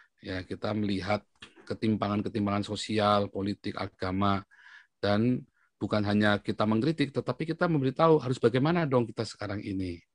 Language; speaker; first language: Indonesian; native; Indonesian